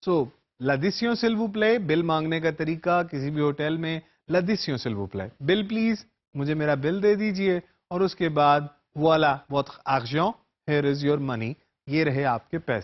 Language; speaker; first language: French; non-native, fluent; Urdu